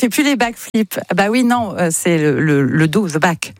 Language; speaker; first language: French; native; French